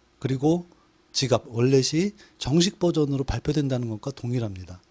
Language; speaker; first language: Korean; native; Korean